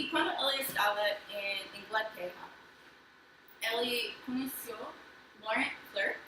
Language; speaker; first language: Portuguese; non-native, fluent; English